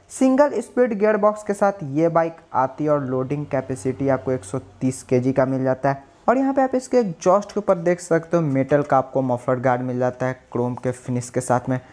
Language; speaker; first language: Hindi; native; Hindi